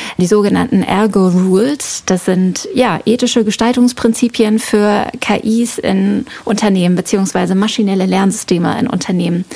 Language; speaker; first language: German; native; German